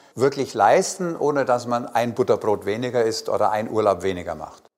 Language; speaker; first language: German; native; German